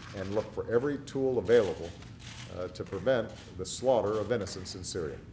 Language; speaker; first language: English; native; English